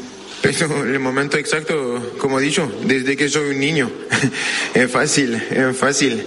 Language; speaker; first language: Spanish; non-native, fluent; French